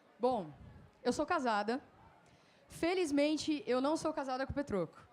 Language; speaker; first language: Portuguese; native; Portuguese